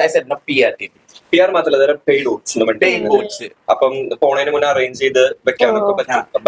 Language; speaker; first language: Malayalam; non-native, local second language; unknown